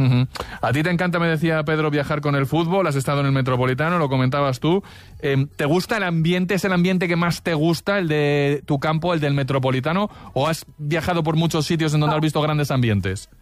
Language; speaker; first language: Spanish; native; Spanish